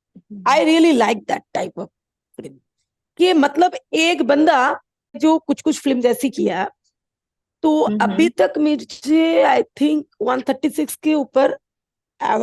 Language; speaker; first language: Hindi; non-native, local second language; Bangla